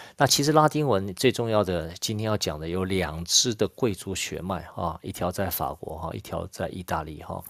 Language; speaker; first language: Chinese; native; Chinese